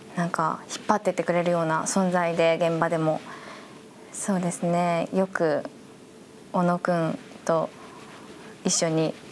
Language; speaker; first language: Japanese; native; Japanese